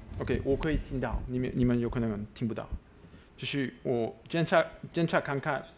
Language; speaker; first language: Chinese; non-native, learner; French